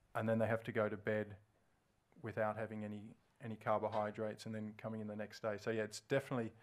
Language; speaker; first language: English; native; English